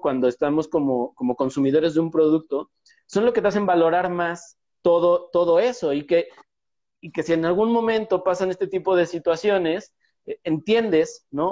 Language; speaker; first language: Spanish; native; Spanish